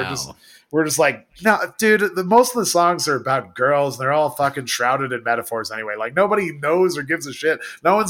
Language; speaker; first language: English; native; English